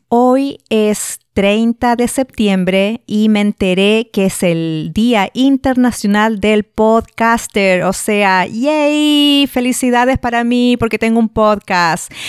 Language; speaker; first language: Spanish; native; Spanish